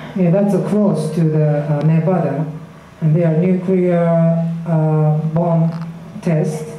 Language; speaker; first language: English; non-native, learner; Japanese